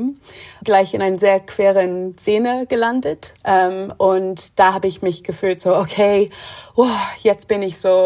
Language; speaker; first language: German; non-native, fluent; English